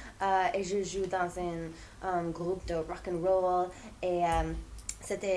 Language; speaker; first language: French; non-native, fluent; English